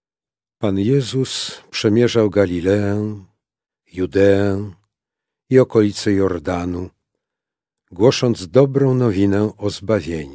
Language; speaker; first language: Polish; native; Polish